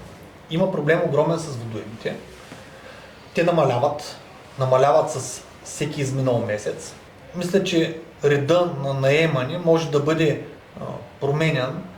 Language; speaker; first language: Bulgarian; native; Bulgarian